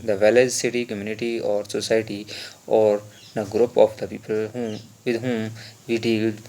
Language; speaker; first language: English; non-native, local second language; Punjabi